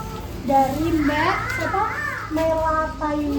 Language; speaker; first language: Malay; non-native, local second language; Javanese